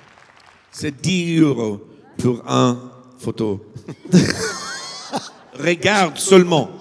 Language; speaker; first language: French; non-native, learner; English